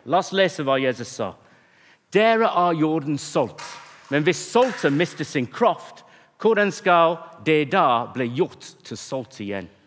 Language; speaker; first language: Norwegian; non-native, fluent; English